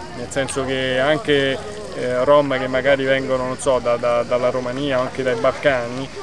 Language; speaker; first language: Italian; native; Italian